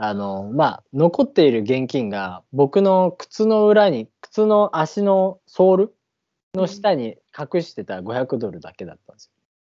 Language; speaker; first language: Japanese; native; Japanese